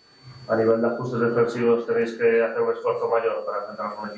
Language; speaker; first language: Spanish; native; Spanish